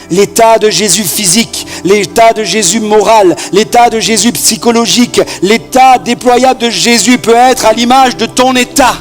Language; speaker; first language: French; native; French